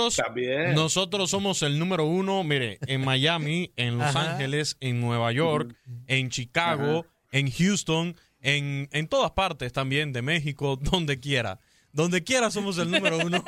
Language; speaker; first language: Spanish; native; Spanish